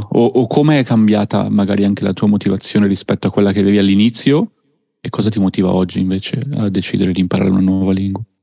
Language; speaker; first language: Italian; native; Italian